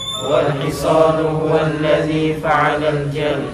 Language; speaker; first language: Arabic; non-native, learner; Indonesian